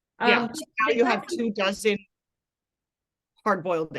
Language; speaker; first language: English; native; English